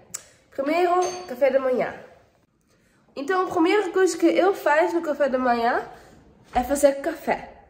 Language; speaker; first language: Portuguese; non-native, learner; Dutch